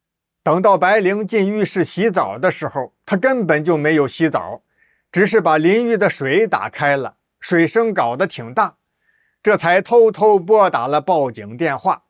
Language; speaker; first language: Chinese; native; Chinese